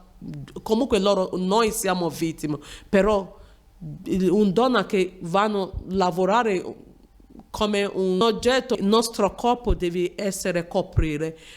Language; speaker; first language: Italian; non-native, learner; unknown